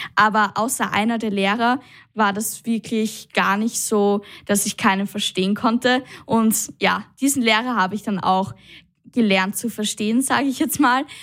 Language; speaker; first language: German; native; German